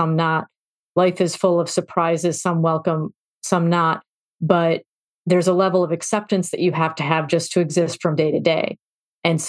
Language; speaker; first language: English; native; English